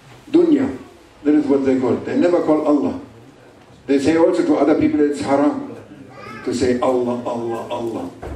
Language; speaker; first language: English; non-native, fluent; German